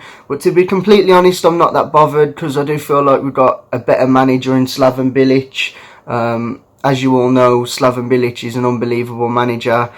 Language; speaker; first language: English; native; English